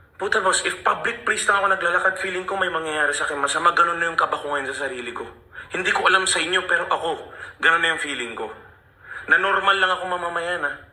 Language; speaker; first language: Filipino; early bilingual, other home language; Punjabi